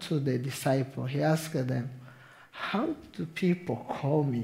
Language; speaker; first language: English; non-native, local second language; Kinyarwanda